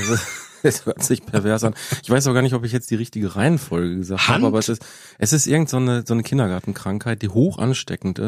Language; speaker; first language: German; native; German